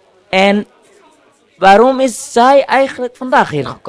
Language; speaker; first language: Dutch; non-native, fluent; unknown